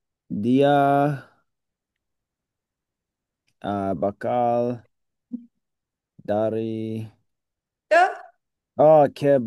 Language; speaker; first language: Indonesian; non-native, learner; English